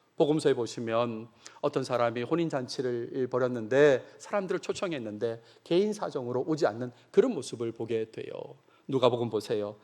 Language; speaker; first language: Korean; native; Korean